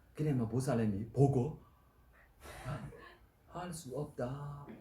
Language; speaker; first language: Korean; non-native, learner; Burmese